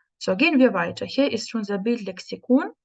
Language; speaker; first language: German; non-native, fluent; Ukrainian